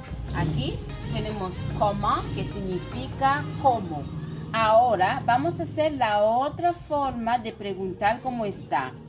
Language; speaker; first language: Spanish; non-native, fluent; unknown